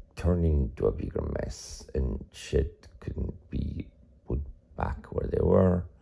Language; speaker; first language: English; non-native, fluent; German